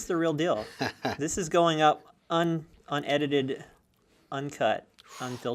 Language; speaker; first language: English; native; English